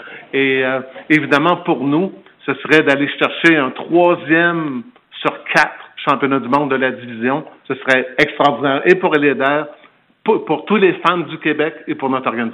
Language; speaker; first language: French; native; French